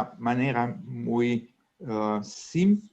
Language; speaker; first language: Spanish; non-native, fluent; Italian